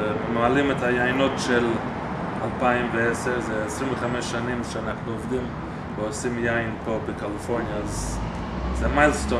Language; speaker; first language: Hebrew; non-native, fluent; English